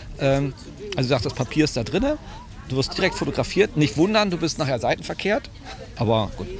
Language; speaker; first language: German; native; German